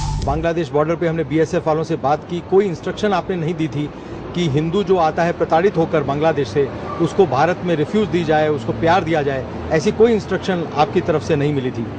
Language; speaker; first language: Hindi; native; Hindi